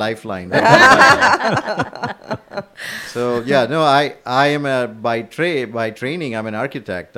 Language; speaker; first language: English; non-native, local second language; Gujarati